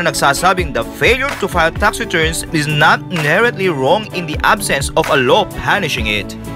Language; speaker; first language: English; non-native, local second language; Filipino